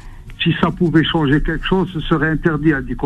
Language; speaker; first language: French; non-native, local second language; Arabic